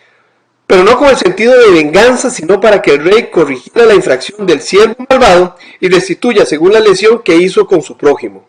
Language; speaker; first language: Spanish; native; Spanish